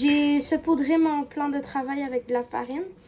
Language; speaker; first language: French; non-native, local second language; Arabic